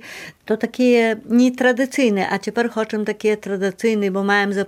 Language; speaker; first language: Polish; non-native, local second language; Belarusian